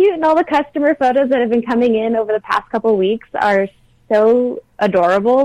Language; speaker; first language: English; native; English